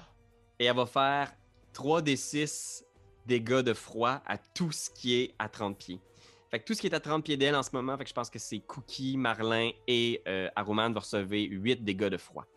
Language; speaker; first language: French; native; French